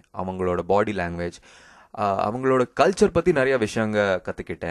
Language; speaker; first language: Tamil; early bilingual, heritage; Tamil